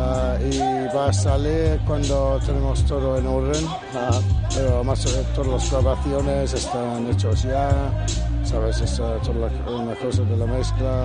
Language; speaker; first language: Spanish; non-native, fluent; English